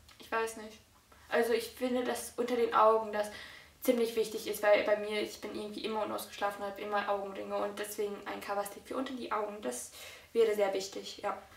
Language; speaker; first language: German; early bilingual, other home language; Russian